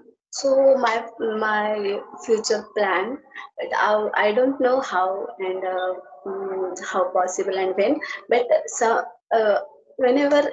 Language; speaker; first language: English; non-native, learner; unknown